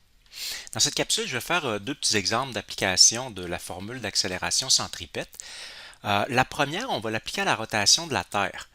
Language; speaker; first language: French; native; French